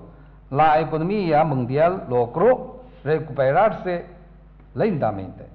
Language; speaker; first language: Spanish; non-native, learner; Chinese